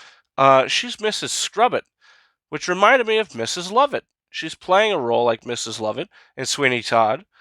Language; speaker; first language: English; native; English